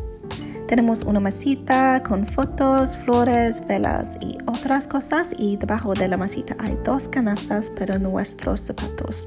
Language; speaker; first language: Spanish; non-native, learner; English